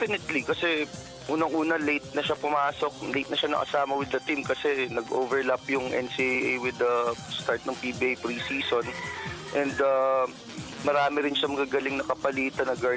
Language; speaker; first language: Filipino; native; Filipino